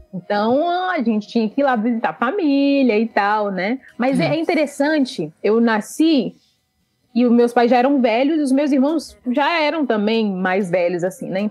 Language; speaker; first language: Portuguese; early bilingual, other home language; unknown